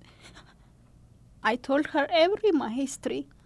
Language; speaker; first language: English; non-native, learner; Amharic